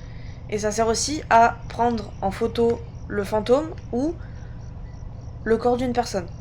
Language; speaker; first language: French; native; French